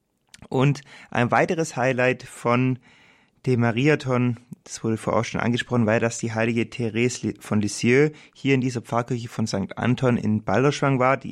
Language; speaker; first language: German; native; German